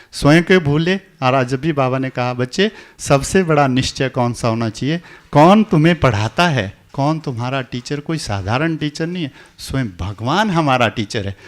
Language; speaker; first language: Hindi; native; Hindi